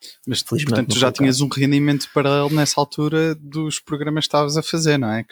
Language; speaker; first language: Portuguese; native; Portuguese